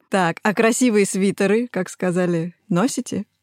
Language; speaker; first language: Russian; native; Russian